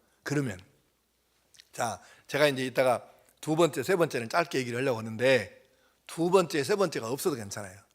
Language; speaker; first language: Korean; native; Korean